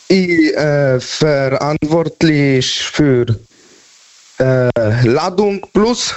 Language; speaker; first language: German; non-native, learner; Polish